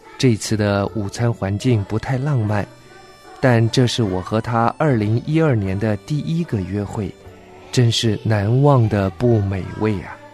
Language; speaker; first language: Chinese; non-native, local second language; Cantonese